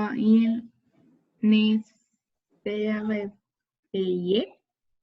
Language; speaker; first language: French; non-native, learner; Spanish